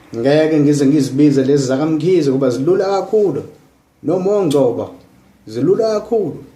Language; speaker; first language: Zulu; non-native, local second language; English